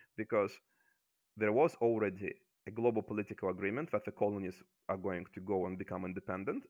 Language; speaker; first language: English; non-native, fluent; Azerbaijani